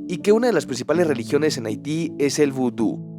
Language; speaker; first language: Spanish; native; Spanish